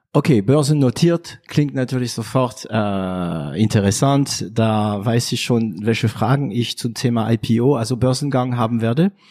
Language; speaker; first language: German; non-native, fluent; French